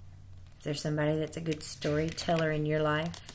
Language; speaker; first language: English; native; English